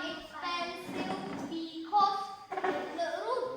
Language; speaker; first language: English; non-native, learner; Khmer